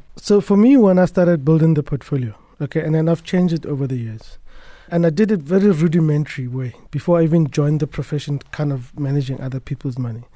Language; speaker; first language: English; non-native, local second language; Tswana